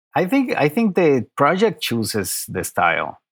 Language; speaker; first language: English; non-native, fluent; Spanish